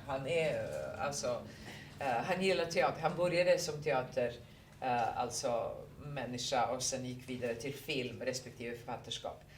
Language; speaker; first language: Swedish; non-native, fluent; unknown